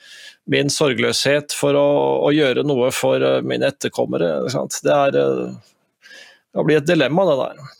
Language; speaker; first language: Norwegian; native; Norwegian